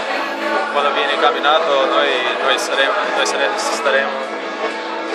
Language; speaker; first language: Italian; non-native, fluent; English